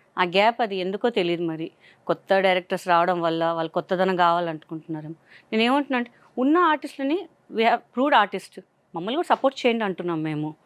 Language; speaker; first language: Telugu; non-native, local second language; Hindi